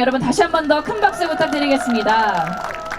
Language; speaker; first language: Korean; native; Korean